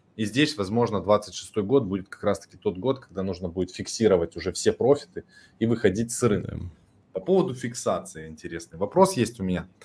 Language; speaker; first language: Russian; native; Russian